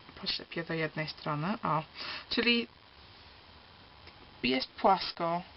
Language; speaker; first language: Polish; early bilingual, heritage; Polish